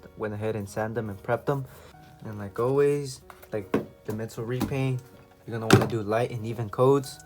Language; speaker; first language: English; native; English